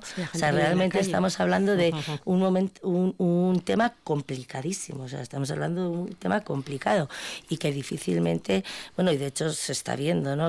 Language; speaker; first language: Spanish; native; Spanish